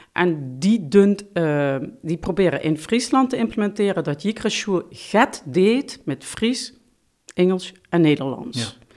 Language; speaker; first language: Dutch; non-native, local second language; Limburgish